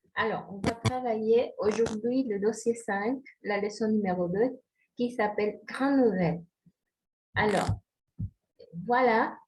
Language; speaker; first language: French; non-native, fluent; Spanish